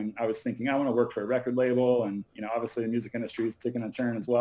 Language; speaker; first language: English; native; English